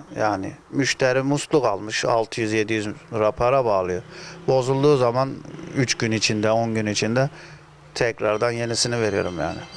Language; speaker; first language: Turkish; native; Turkish